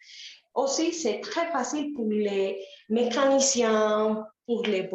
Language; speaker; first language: French; non-native, learner; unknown